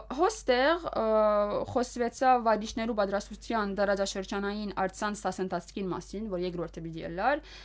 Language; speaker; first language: Armenian; early bilingual, heritage; Armenian